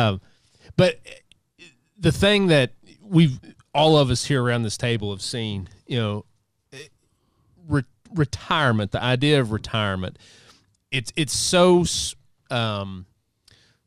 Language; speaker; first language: English; native; English